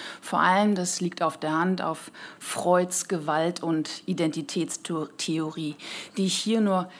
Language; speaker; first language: German; native; German